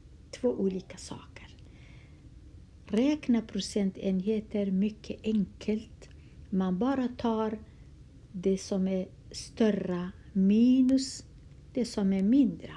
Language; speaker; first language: Swedish; non-native, fluent; Kurdish